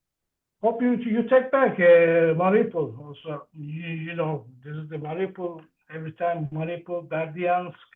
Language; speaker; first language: English; non-native, learner; Turkish